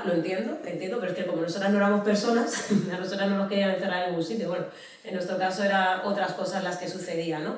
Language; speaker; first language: Spanish; native; Spanish